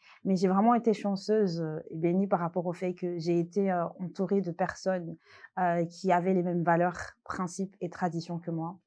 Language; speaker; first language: French; non-native, local second language; Malagasy